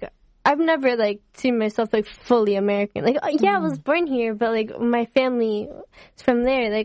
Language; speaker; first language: English; non-native, local second language; Spanish